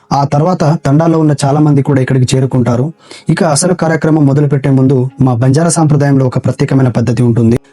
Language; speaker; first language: Telugu; non-native, local second language; Lambadi